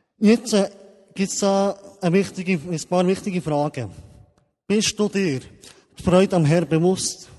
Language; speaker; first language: German; native; German